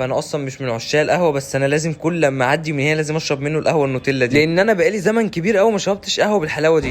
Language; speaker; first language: Arabic; native; Arabic